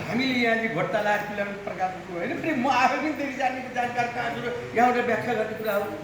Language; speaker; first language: Nepali; native; Nepali